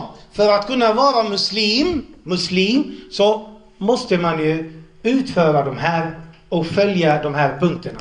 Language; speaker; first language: Swedish; non-native, local second language; Arabic